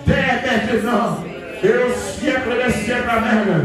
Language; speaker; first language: French; non-native, local second language; Haitian Creole